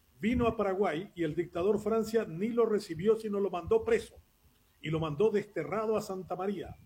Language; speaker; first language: Spanish; non-native, local second language; Guarani